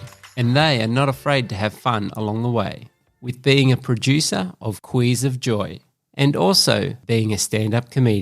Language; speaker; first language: English; native; English